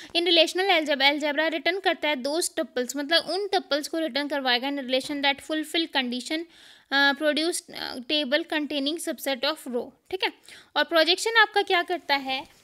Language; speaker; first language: Hindi; native; Hindi